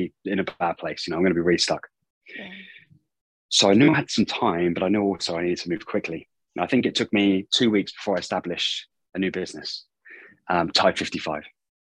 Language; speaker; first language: English; native; English